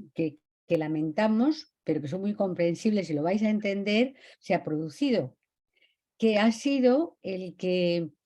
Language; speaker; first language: Spanish; native; Spanish